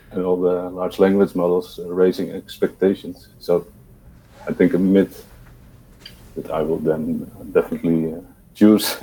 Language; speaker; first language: English; non-native, fluent; Dutch